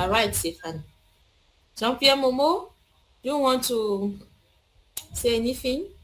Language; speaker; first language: English; non-native, learner; French